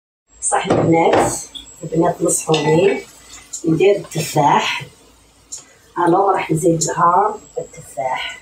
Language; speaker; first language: Arabic; native; Arabic